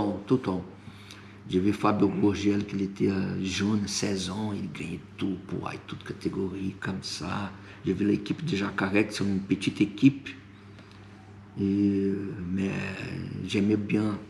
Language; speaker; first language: French; non-native, fluent; Portuguese